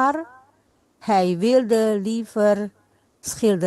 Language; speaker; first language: Dutch; non-native, fluent; Indonesian